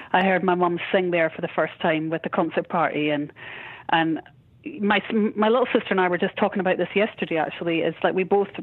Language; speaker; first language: English; native; English